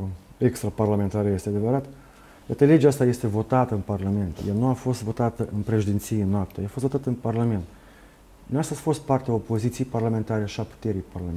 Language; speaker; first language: Romanian; native; Romanian